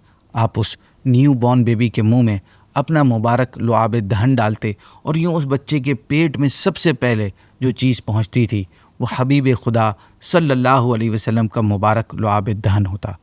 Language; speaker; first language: Urdu; native; Urdu